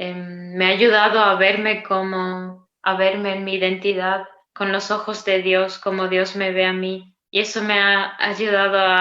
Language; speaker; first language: Spanish; non-native, learner; Romanian